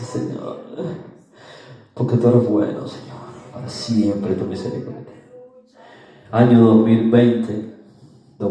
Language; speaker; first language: Spanish; native; Spanish